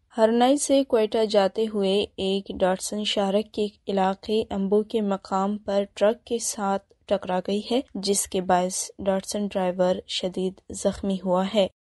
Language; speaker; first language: Urdu; non-native, local second language; Baluchi